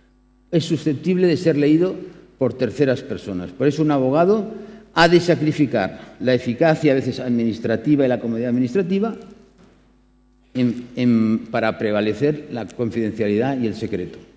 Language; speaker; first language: Spanish; native; Spanish